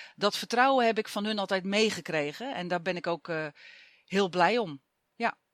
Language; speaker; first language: Dutch; native; Dutch